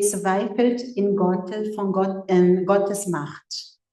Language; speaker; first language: German; non-native, fluent; Portuguese